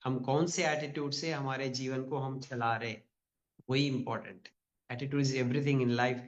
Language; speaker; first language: Hindi; non-native, local second language; Telugu